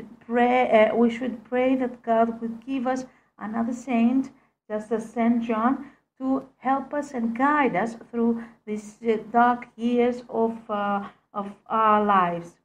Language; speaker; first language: English; non-native, fluent; Greek